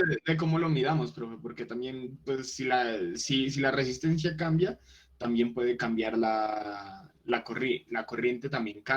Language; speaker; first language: Spanish; native; Spanish